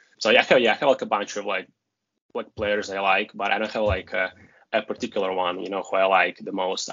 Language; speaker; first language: English; non-native, fluent; Russian